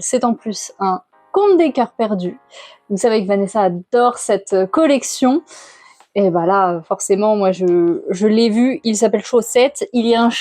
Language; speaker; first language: French; native; French